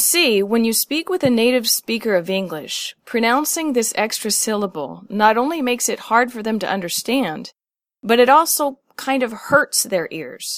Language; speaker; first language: English; native; English